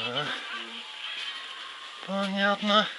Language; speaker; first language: Russian; non-native, fluent; English